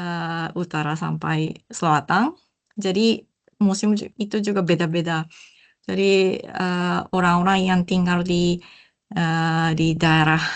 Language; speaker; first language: Indonesian; non-native, learner; Japanese